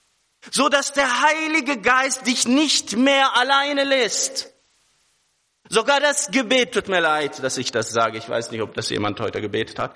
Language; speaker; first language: German; non-native, fluent; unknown